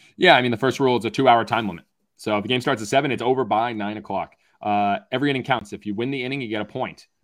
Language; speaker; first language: English; native; English